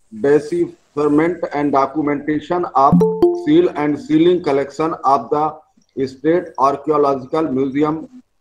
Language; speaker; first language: English; non-native, local second language; Hindi